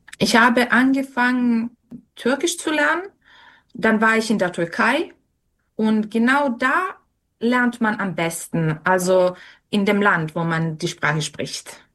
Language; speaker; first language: German; non-native, fluent; Serbian